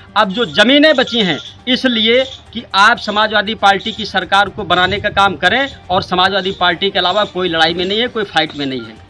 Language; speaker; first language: Hindi; native; Hindi